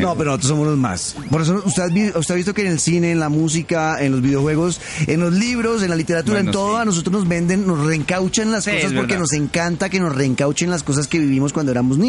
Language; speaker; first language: Spanish; native; Spanish